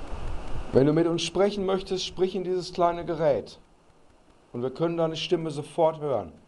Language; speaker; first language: German; native; German